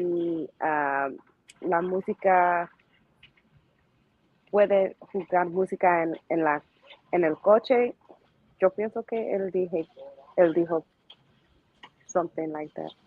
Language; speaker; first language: Spanish; non-native, learner; English